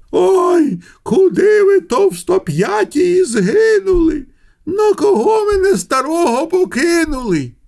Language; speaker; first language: Ukrainian; non-native, local second language; Russian